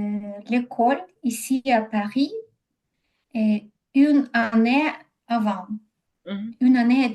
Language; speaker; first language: French; non-native, learner; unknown